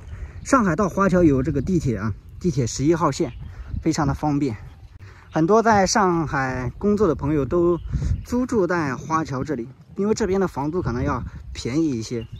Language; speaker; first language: Chinese; native; Chinese